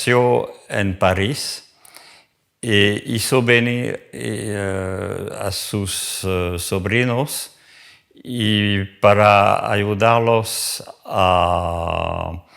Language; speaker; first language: Spanish; non-native, fluent; French